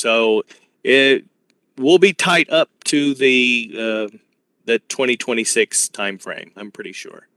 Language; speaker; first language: English; native; English